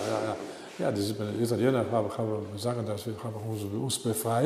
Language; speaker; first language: German; non-native, learner; Italian